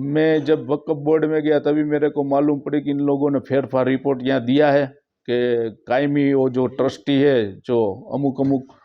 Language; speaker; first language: Hindi; non-native, local second language; Gujarati